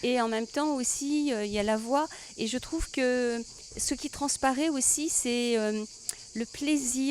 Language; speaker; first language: French; native; French